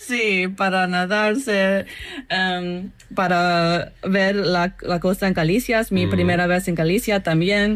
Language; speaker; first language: Spanish; non-native, fluent; English